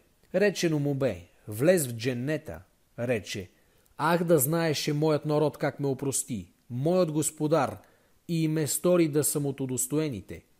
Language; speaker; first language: Bulgarian; native; Bulgarian